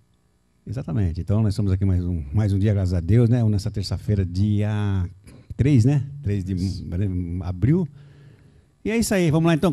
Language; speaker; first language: Portuguese; native; Portuguese